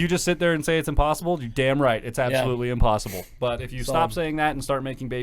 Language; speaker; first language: English; native; English